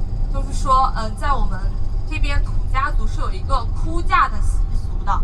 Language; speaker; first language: Chinese; native; Chinese